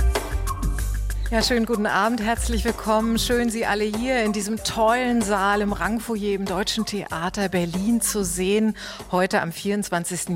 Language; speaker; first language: German; native; German